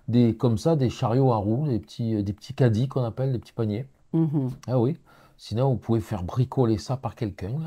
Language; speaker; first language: French; native; French